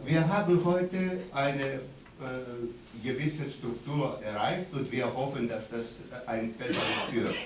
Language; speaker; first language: German; non-native, fluent; Greek